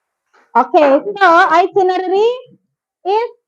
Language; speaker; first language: English; non-native, fluent; Indonesian